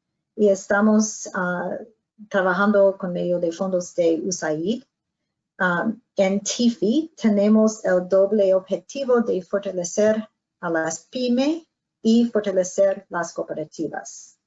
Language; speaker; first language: Spanish; non-native, fluent; English